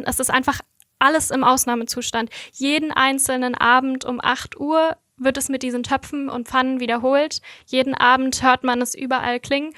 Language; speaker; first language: German; native; German